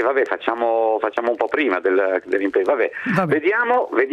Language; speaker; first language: Italian; native; Italian